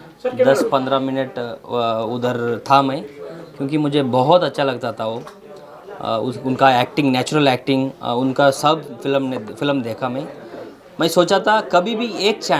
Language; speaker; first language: Hindi; non-native, local second language; Kannada